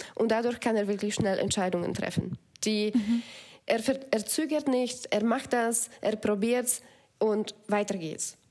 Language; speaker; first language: German; non-native, fluent; Slovak